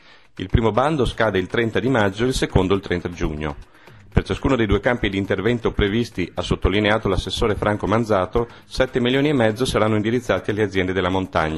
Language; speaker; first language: Italian; native; Italian